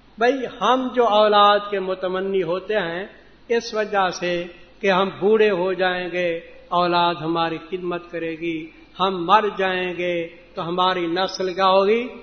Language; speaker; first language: Urdu; non-native, local second language; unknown